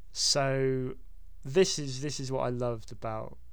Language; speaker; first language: English; native; English